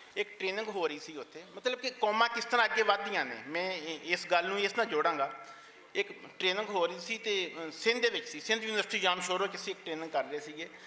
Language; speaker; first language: Punjabi; native; Punjabi